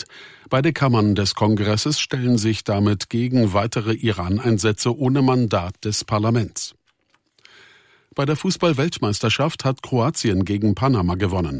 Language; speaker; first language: German; native; German